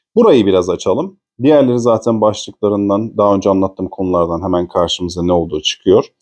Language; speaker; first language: Turkish; native; Turkish